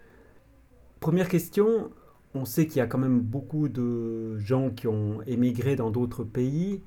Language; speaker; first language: French; native; French